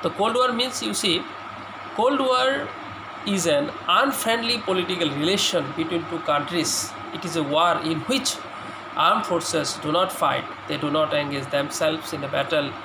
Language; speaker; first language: English; non-native, local second language; Assamese